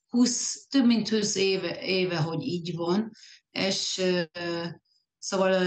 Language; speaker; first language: Hungarian; early bilingual, heritage; Hungarian